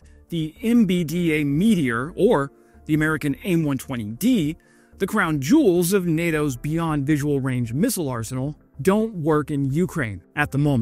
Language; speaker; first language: English; native; English